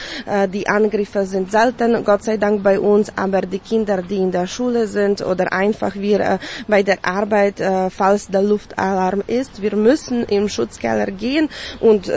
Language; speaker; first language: German; early bilingual, heritage; German